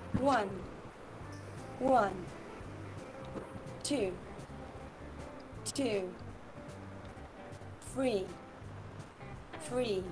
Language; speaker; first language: English; non-native, learner; Spanish